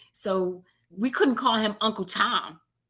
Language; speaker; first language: English; native; English